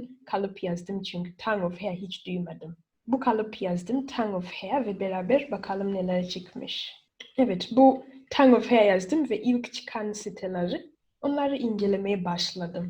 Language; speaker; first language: Turkish; non-native, learner; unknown